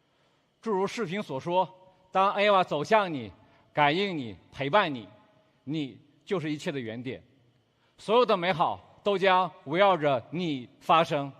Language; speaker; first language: Chinese; native; Chinese